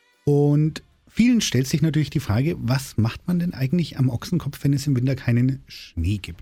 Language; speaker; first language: German; native; German